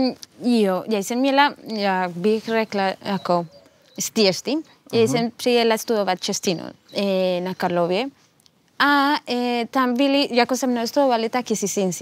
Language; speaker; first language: Czech; non-native, fluent; Spanish